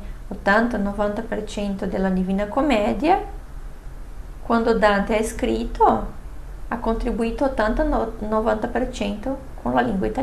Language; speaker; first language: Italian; non-native, fluent; Portuguese